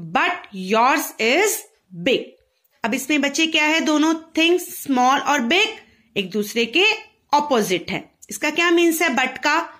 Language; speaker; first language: Hindi; native; Hindi